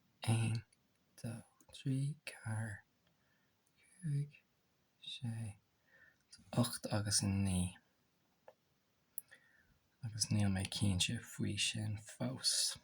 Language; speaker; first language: Irish; non-native, local second language; English